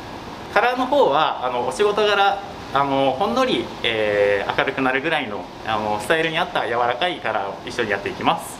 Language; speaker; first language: Japanese; native; Japanese